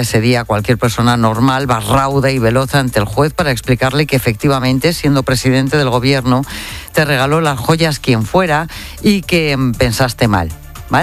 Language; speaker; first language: Spanish; native; Spanish